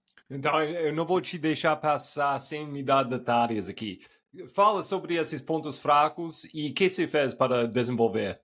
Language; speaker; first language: Portuguese; non-native, fluent; English